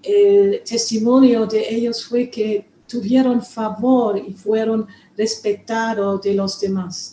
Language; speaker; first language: Spanish; non-native, fluent; German